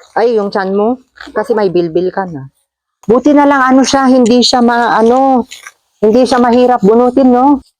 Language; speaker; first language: Filipino; native; Filipino